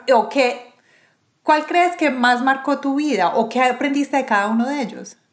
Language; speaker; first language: Spanish; native; Spanish